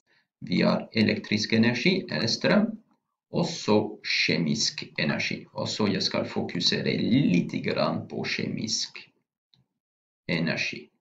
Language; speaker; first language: Norwegian; non-native, fluent; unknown